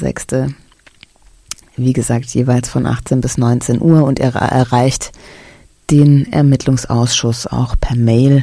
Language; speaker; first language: German; native; German